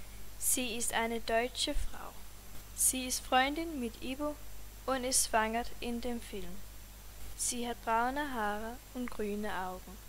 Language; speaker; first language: German; non-native, learner; Danish